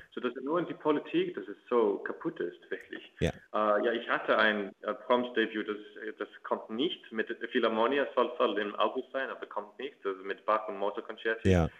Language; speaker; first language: German; non-native, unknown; Icelandic